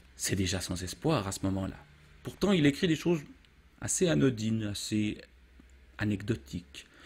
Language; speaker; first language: French; native; French